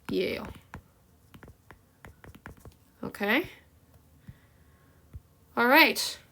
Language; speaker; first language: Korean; early bilingual, heritage; Korean